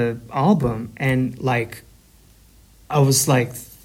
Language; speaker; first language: English; non-native, fluent; Albanian